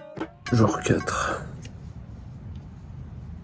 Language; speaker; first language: French; native; French